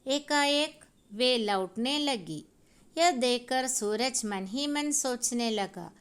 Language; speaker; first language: Hindi; non-native, local second language; Malayalam